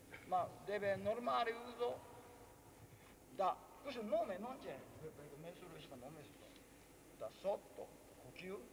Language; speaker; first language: Italian; non-native, learner; Japanese